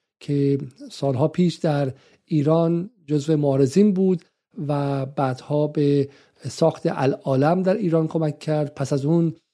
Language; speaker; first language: Persian; native; Persian